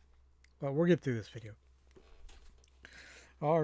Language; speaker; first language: English; native; English